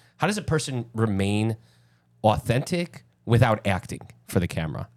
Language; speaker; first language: English; native; English